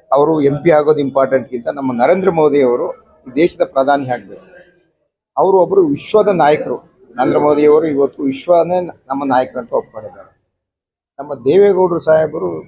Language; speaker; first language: Kannada; native; Kannada